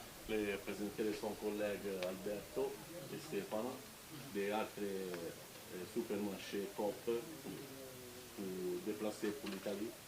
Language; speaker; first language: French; non-native, learner; Italian